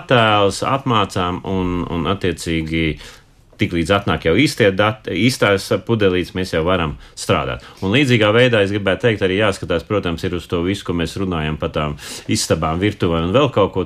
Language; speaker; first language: Latvian; native; Latvian